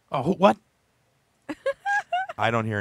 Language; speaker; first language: English; native; English